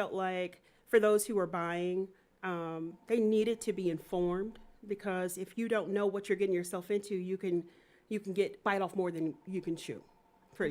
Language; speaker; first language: English; native; English